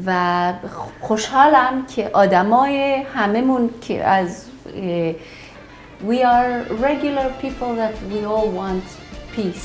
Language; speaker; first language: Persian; early bilingual, heritage; Persian